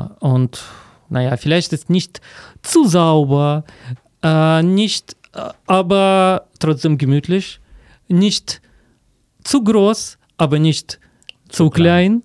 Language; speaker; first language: German; non-native, fluent; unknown